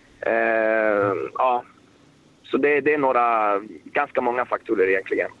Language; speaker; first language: Swedish; native; Swedish